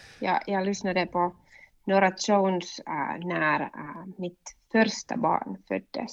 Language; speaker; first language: Swedish; non-native, local second language; Finnish